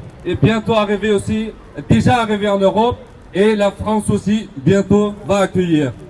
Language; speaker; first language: French; non-native, learner; Tibetan